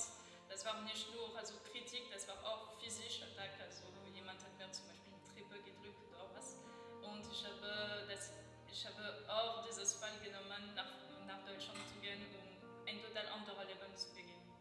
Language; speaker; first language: German; non-native, learner; French